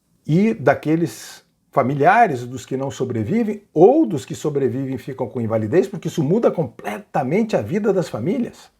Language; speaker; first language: Portuguese; native; Portuguese